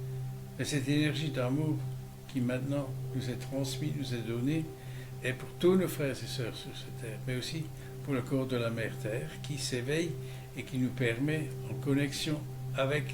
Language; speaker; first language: French; native; French